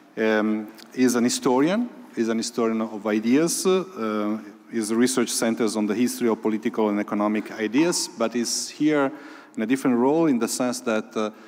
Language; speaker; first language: English; non-native, fluent; Italian